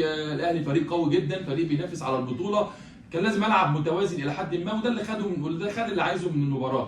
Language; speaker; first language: Arabic; native; Arabic